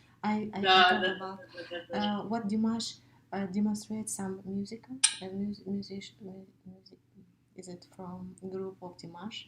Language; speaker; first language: English; non-native, learner; Russian